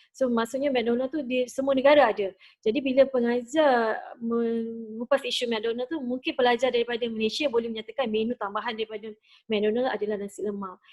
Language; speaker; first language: Malay; native; Malay